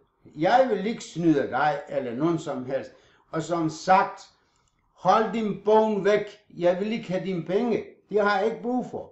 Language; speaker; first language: Danish; non-native, fluent; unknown